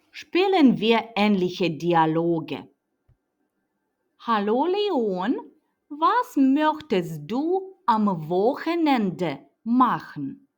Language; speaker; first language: German; non-native, fluent; Ukrainian